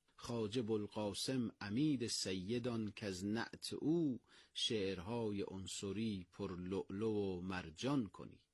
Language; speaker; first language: Persian; native; Persian